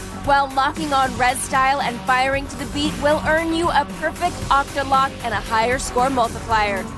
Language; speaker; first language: English; native; English